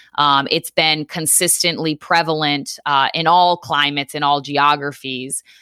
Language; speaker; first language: English; native; English